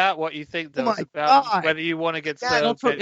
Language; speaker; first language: English; native; English